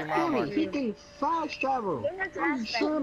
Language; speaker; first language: English; native; English